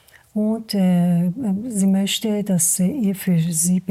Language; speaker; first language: German; non-native, learner; Persian